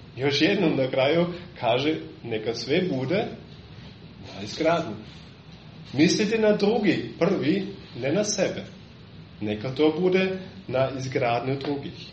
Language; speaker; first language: Serbian; non-native, fluent; German